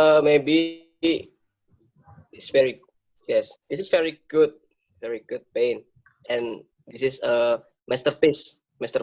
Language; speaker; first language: English; non-native, learner; Indonesian